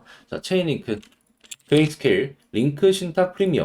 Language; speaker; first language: Korean; native; Korean